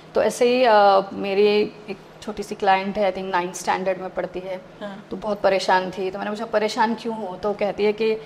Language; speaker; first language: Hindi; non-native, local second language; Gujarati